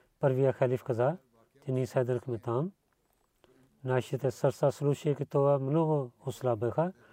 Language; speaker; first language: Bulgarian; non-native, learner; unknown